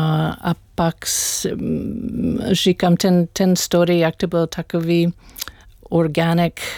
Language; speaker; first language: Czech; non-native, learner; English